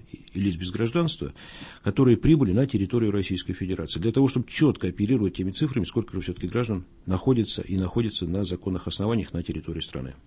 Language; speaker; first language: Russian; native; Russian